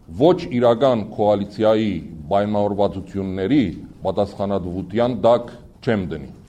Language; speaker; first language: Armenian; early bilingual, heritage; Armenian